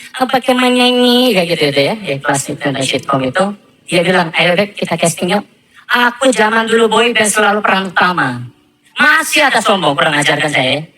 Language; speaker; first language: Indonesian; non-native, fluent; Korean